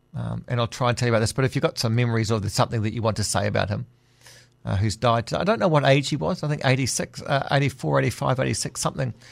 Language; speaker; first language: English; native; English